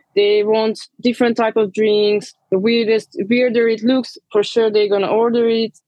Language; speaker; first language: English; non-native, fluent; Romanian